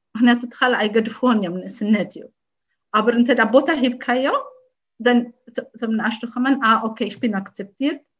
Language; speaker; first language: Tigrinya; early bilingual, heritage; Tigrinya